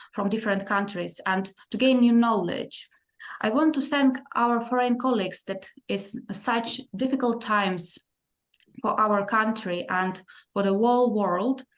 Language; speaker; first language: English; non-native, fluent; Ukrainian